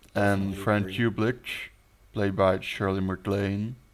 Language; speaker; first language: English; non-native, fluent; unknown